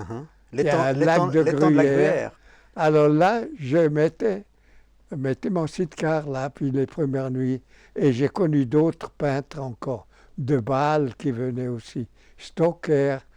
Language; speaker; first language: French; non-native, local second language; German